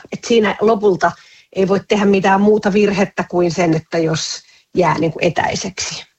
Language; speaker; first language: Finnish; native; Finnish